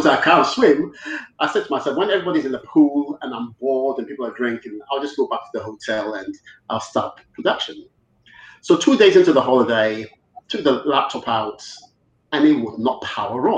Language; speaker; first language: English; native; English